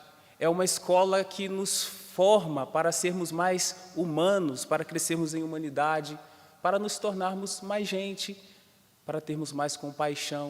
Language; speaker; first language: Portuguese; native; Portuguese